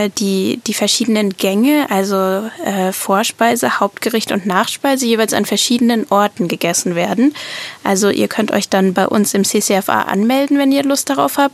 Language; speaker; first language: German; native; German